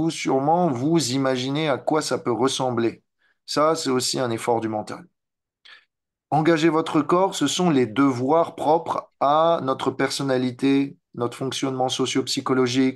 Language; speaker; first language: French; native; French